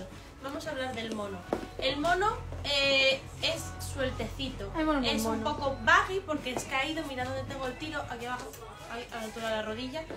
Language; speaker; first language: Spanish; native; Spanish